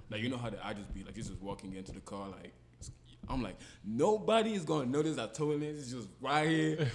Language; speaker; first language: English; non-native, local second language; French